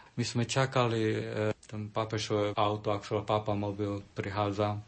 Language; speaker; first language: Slovak; non-native, learner; Chinese